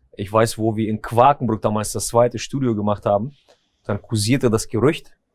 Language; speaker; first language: German; early bilingual, other home language; Russian